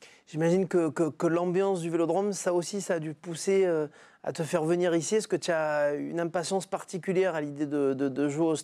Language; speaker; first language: French; native; French